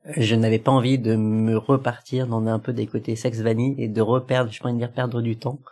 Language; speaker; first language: French; native; French